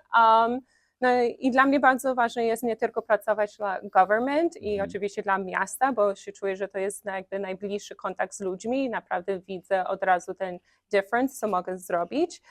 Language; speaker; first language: Polish; early bilingual, heritage; Polish